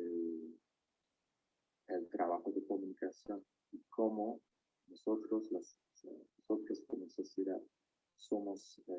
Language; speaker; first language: Spanish; non-native, fluent; German